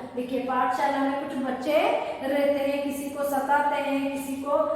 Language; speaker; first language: Hindi; non-native, local second language; Kannada